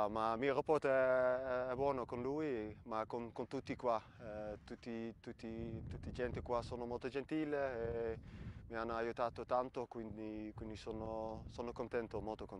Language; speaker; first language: Italian; non-native, fluent; Dutch